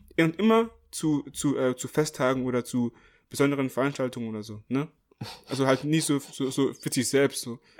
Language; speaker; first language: German; early bilingual, other home language; Akan